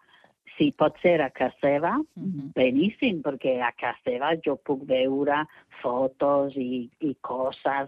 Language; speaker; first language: Catalan; non-native, fluent; English